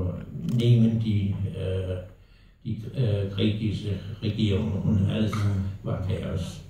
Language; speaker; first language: German; non-native, learner; Danish